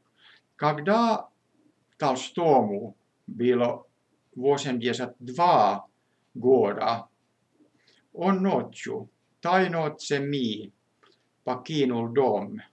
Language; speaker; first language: Russian; non-native, fluent; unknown